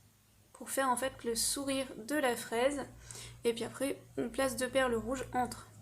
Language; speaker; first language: French; native; French